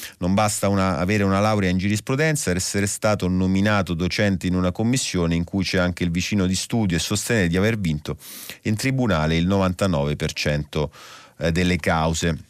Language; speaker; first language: Italian; native; Italian